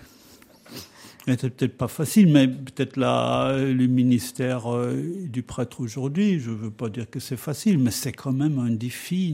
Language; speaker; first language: French; native; French